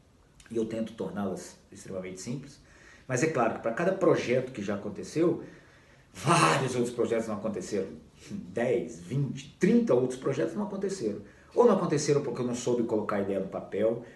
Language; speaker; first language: Portuguese; native; Portuguese